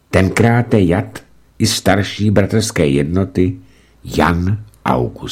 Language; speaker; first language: Czech; native; Czech